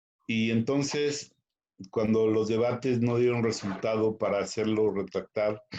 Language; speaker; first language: Spanish; native; Spanish